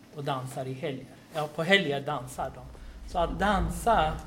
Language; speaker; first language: Swedish; non-native, fluent; Persian